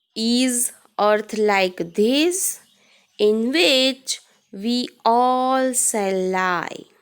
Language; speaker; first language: English; non-native, local second language; Gujarati